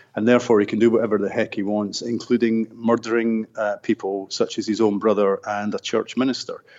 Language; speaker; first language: English; native; English